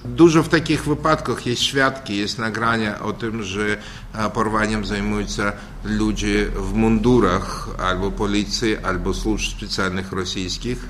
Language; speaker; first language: Polish; non-native, learner; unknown